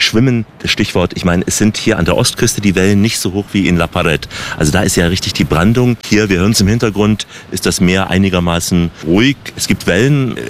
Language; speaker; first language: German; native; German